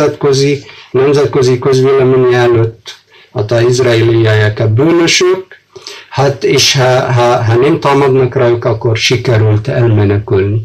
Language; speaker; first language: Hungarian; non-native, fluent; Arabic